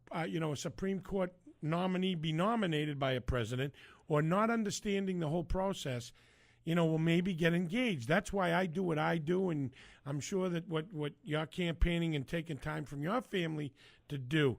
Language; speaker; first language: English; native; English